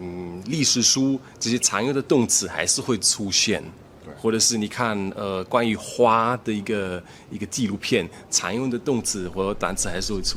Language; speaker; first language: Chinese; non-native, fluent; German